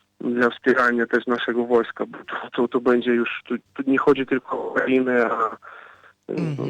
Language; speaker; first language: Polish; non-native, fluent; Ukrainian